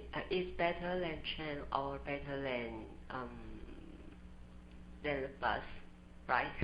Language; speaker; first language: English; non-native, learner; Chinese